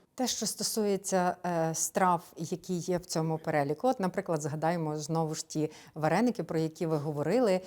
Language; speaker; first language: Ukrainian; native; Ukrainian